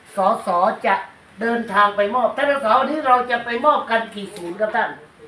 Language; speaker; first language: Thai; non-native, local second language; Northern Khmer